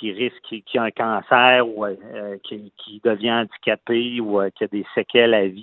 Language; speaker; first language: French; native; French